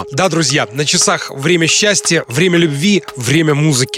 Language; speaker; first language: Russian; native; Russian